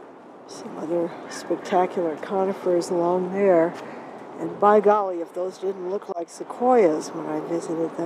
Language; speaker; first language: English; native; English